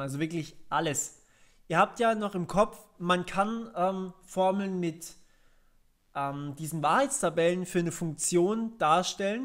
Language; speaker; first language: German; native; German